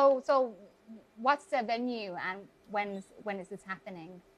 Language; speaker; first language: English; non-native, fluent; Thai